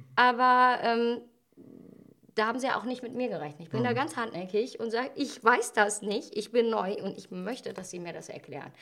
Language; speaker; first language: German; native; German